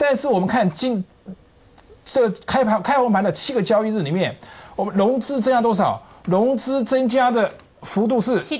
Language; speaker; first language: Chinese; native; Chinese